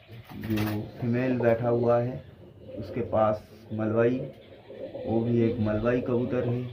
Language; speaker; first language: Hindi; non-native, local second language; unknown